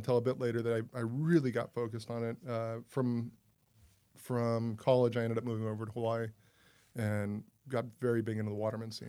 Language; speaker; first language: English; native; English